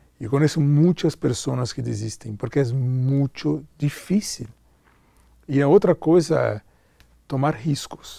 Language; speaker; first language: Spanish; non-native, learner; Portuguese